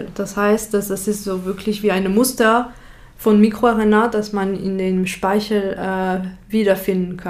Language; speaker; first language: German; non-native, fluent; French